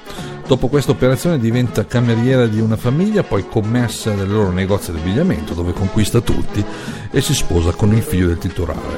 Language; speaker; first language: Italian; native; Italian